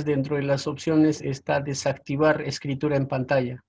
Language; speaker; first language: Spanish; native; Spanish